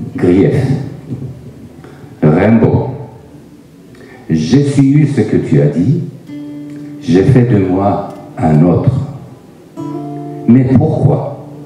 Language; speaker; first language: French; non-native, fluent; Turkish